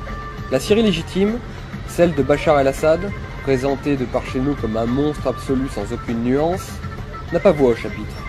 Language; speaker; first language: French; native; French